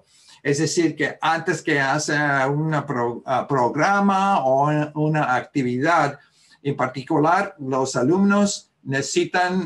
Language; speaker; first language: Spanish; early bilingual, heritage; Spanish